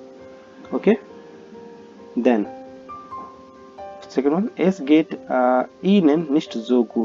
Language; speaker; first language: German; non-native, fluent; Hindi